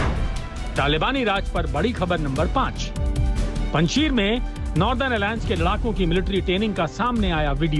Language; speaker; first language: Hindi; native; Hindi